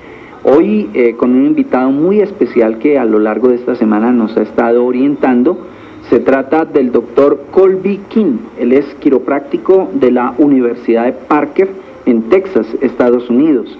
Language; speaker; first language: Spanish; native; Spanish